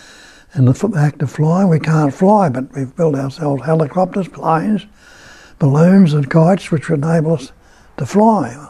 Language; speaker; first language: English; native; English